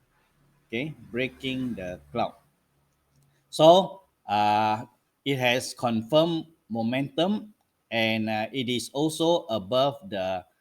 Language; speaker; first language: English; non-native, local second language; Malay